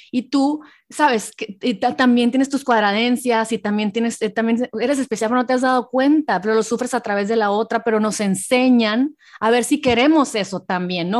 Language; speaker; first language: Spanish; native; Spanish